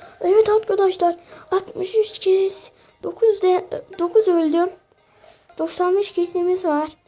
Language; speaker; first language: Turkish; native; Turkish